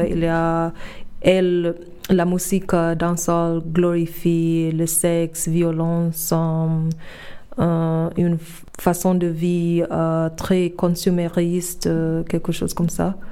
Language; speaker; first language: French; non-native, fluent; English